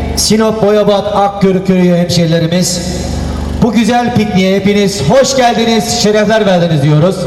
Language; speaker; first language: Turkish; native; Turkish